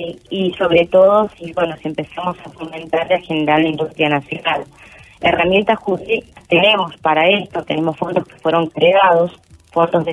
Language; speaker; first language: Spanish; native; Spanish